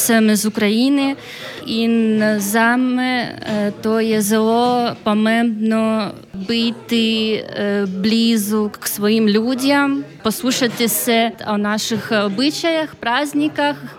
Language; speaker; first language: Slovenian; non-native, learner; Ukrainian